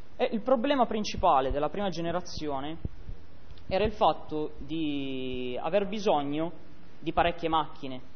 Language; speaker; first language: Italian; native; Italian